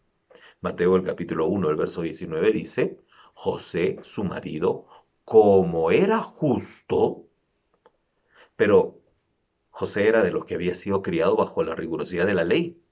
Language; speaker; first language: Spanish; native; Spanish